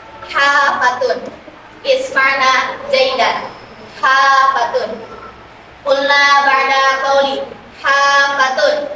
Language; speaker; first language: Arabic; non-native, learner; Indonesian